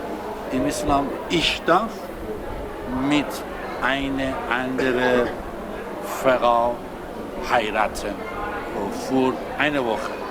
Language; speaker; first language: German; non-native, learner; Persian